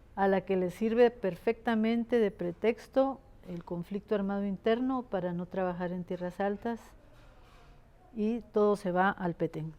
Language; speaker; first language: Spanish; native; Spanish